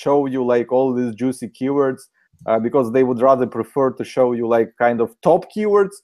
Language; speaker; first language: English; non-native, fluent; Ukrainian